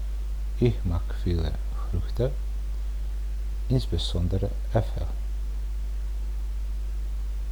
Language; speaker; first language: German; non-native, fluent; Serbian